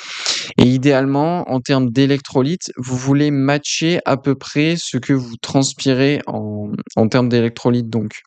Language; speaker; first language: French; native; French